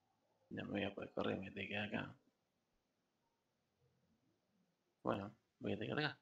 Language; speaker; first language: Spanish; native; Spanish